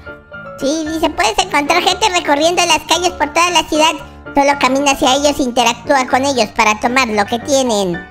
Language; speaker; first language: Spanish; native; Spanish